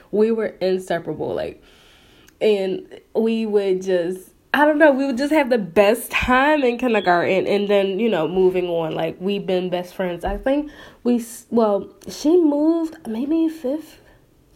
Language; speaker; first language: English; native; English